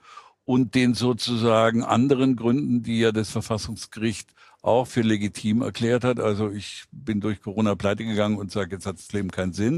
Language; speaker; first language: German; native; German